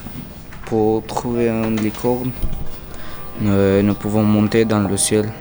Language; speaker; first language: French; non-native, learner; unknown